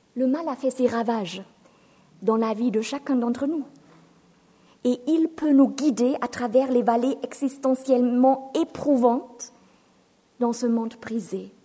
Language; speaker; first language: French; non-native, fluent; German